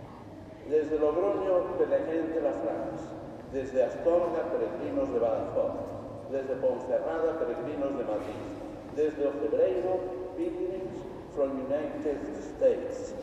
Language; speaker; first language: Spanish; native; Spanish